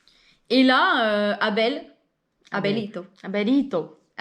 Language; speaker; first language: French; native; French